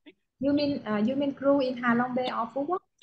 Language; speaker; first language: English; non-native, learner; Vietnamese